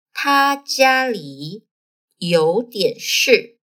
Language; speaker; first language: Chinese; non-native, fluent; Portuguese